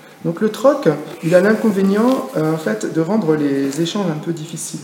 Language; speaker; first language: French; native; French